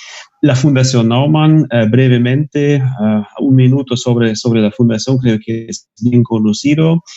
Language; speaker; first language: Spanish; non-native, fluent; German